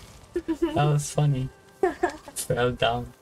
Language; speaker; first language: English; non-native, learner; Japanese